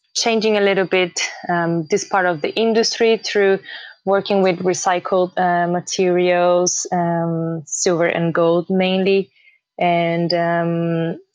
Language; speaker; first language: English; early bilingual, heritage; Portuguese